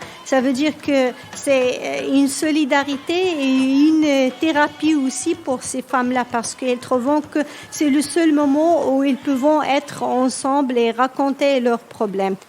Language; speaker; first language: French; non-native, local second language; Berber languages